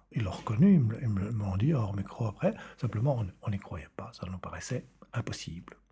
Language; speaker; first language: French; native; French